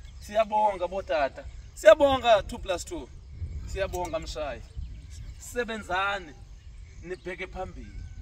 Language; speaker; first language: Zulu; non-native, local second language; Xhosa